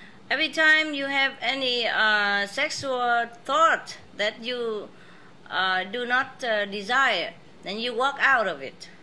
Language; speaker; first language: English; non-native, fluent; Vietnamese